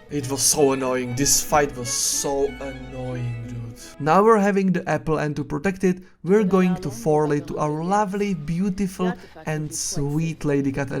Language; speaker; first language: English; non-native, fluent; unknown